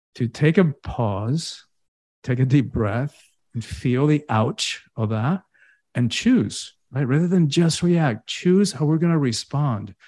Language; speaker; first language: English; early bilingual, other home language; Spanish